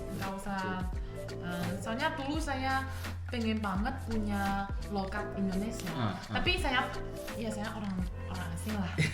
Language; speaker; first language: Indonesian; non-native, fluent; Chinese